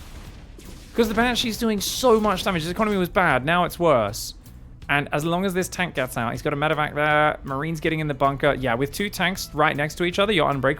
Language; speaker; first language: English; native; English